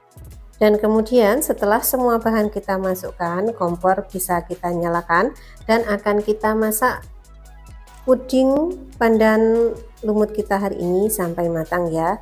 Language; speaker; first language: Indonesian; native; Indonesian